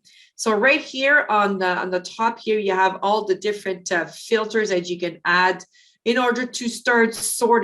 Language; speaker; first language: English; native; English